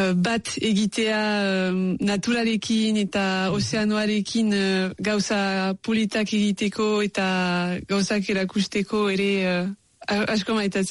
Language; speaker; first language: Basque; non-native, local second language; French